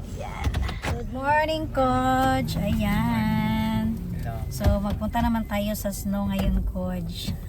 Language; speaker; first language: Filipino; non-native, local second language; Cebuano